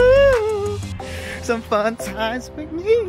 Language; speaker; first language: English; native; English